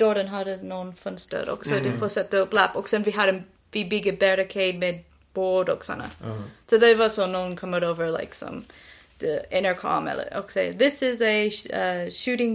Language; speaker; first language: Swedish; non-native, learner; English